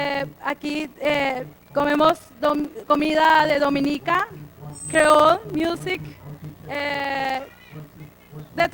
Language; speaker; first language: Spanish; non-native, learner; English